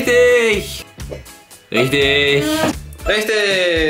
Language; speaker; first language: German; native; German